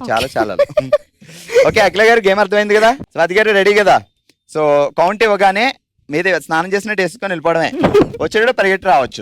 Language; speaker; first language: Telugu; native; Telugu